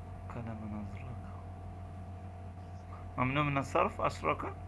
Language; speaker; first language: Arabic; non-native, learner; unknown